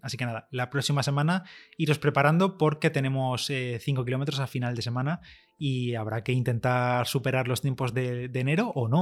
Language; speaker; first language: Spanish; native; Spanish